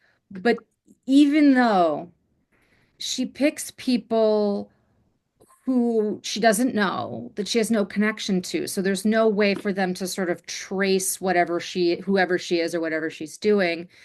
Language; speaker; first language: English; native; English